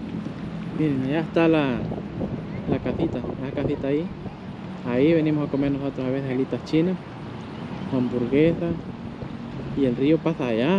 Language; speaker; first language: Spanish; native; Spanish